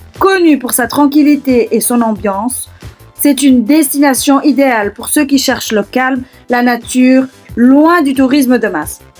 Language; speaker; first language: French; early bilingual, other home language; Portuguese